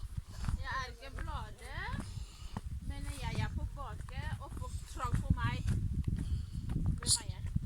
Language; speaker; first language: Norwegian; non-native, learner; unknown